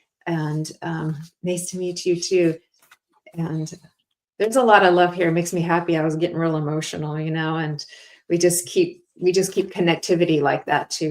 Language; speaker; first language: English; native; English